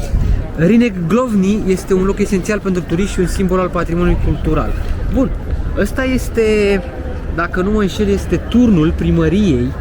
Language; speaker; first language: Romanian; native; Romanian